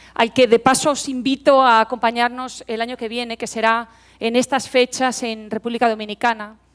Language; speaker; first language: Spanish; native; Spanish